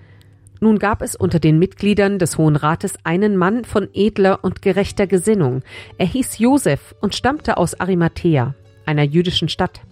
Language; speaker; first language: German; native; German